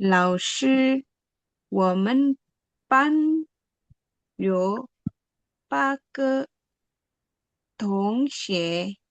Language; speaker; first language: Chinese; non-native, learner; Indonesian